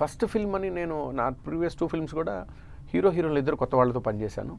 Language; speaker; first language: Telugu; native; Telugu